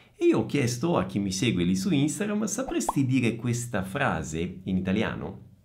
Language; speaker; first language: Italian; native; Italian